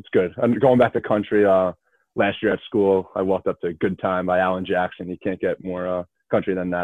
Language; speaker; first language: English; native; English